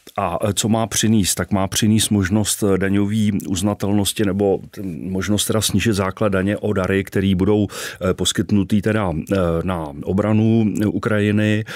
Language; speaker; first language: Czech; native; Czech